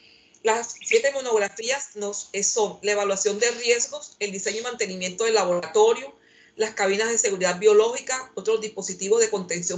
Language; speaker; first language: Spanish; native; Spanish